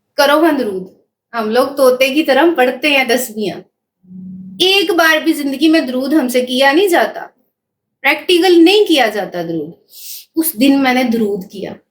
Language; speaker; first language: Urdu; non-native, local second language; Punjabi